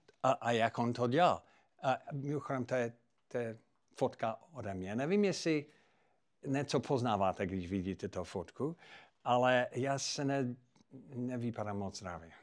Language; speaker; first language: Czech; non-native, fluent; English